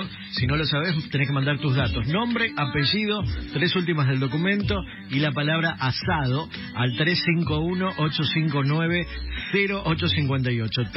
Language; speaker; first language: Spanish; native; Spanish